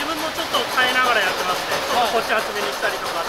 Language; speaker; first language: Japanese; native; Japanese